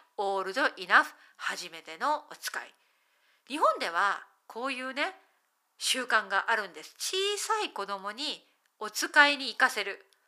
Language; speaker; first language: Japanese; native; Japanese